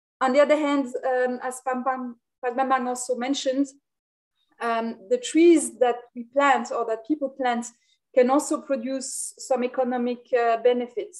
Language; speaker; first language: English; non-native, fluent; French